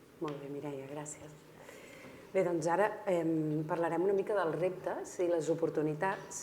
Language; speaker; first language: Catalan; native; Catalan